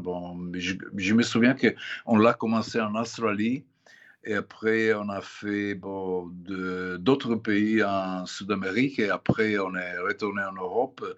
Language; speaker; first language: French; non-native, fluent; Italian